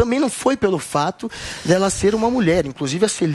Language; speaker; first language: Portuguese; native; Portuguese